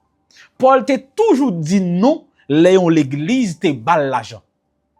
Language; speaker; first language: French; non-native, local second language; Haitian Creole